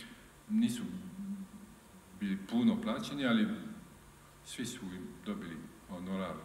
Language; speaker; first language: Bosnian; non-native, learner; French